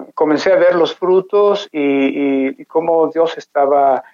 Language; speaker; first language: Spanish; native; Spanish